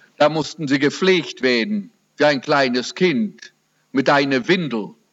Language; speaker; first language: German; early bilingual, heritage; German